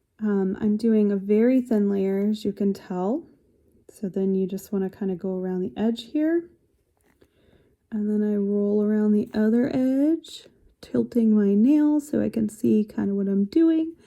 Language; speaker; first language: English; native; English